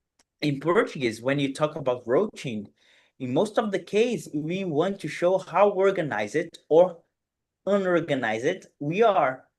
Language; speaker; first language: English; non-native, fluent; Portuguese